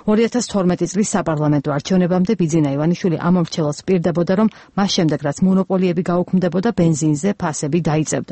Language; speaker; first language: Georgian; native; Georgian